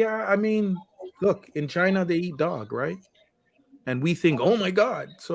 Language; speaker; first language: English; native; English